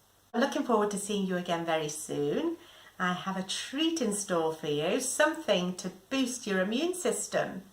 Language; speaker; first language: English; native; English